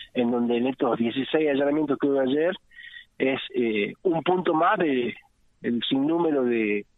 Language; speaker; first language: Spanish; native; Spanish